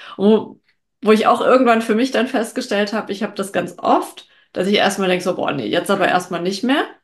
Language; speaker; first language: German; native; German